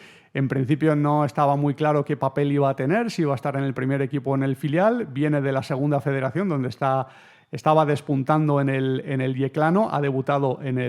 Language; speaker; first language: Spanish; native; Spanish